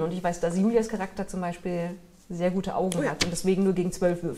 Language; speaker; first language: German; native; German